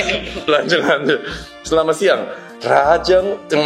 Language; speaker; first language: Indonesian; non-native, learner; Korean